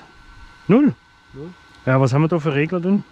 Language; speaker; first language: German; non-native, fluent; French